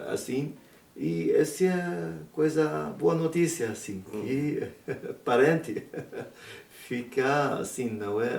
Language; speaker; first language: Portuguese; non-native, learner; Arabic